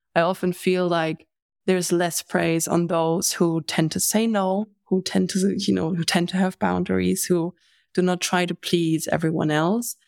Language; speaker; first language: English; non-native, fluent; German